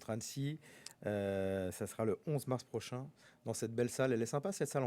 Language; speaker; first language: French; native; French